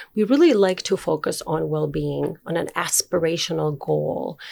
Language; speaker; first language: English; non-native, fluent; Spanish